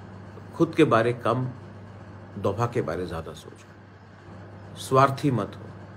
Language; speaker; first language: Hindi; non-native, local second language; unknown